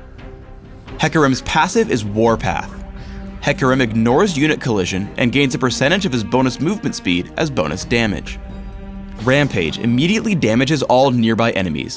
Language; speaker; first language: English; native; English